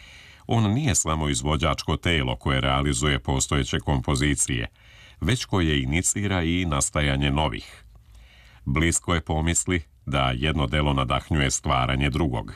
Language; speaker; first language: Serbian; native; Serbian